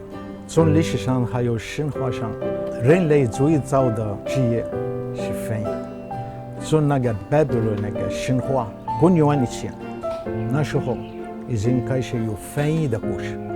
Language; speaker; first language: Chinese; non-native, fluent; Arabic